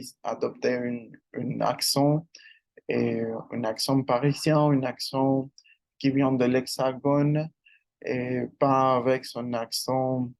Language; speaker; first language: French; non-native, learner; Spanish